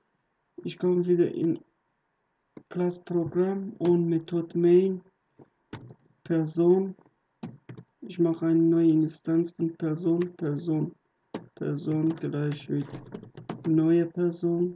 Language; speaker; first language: German; non-native, learner; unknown